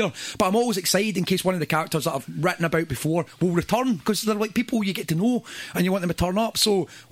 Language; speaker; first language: English; native; English